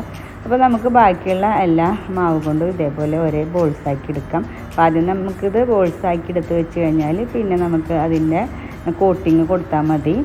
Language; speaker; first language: Malayalam; native; Malayalam